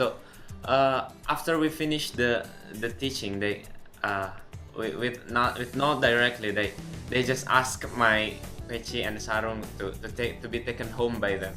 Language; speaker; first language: English; non-native, local second language; Indonesian